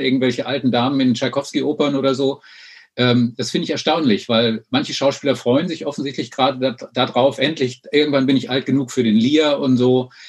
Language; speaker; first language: German; native; German